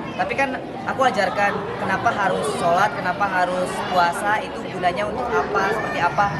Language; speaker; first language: Indonesian; native; Indonesian